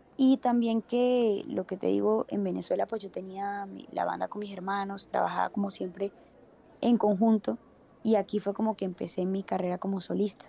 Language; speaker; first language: Spanish; native; Spanish